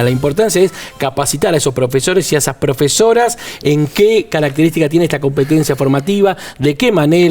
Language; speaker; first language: Spanish; native; Spanish